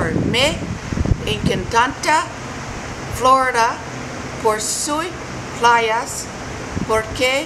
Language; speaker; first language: Spanish; non-native, learner; English